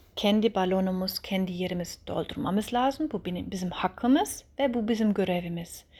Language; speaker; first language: Turkish; early bilingual, heritage; Turkish